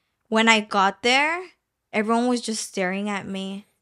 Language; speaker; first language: English; early bilingual, other home language; Spanish